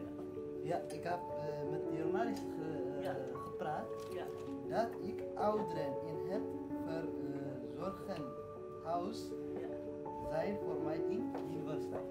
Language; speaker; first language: Dutch; non-native, learner; Tigrinya